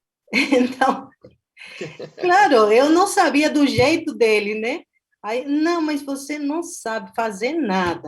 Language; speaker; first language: Portuguese; non-native, fluent; Spanish